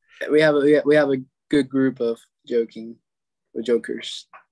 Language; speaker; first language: English; non-native, fluent; Spanish